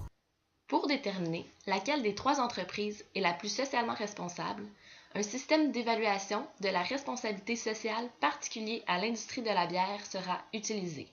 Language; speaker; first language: French; native; French